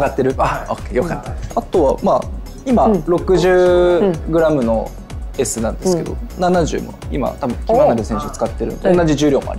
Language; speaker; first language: Japanese; native; Japanese